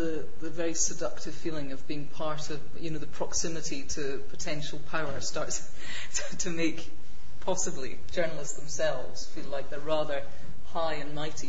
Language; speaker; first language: English; native; English